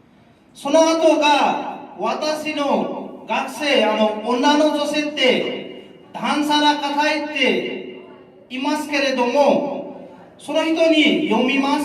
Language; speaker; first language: Japanese; non-native, fluent; Nepali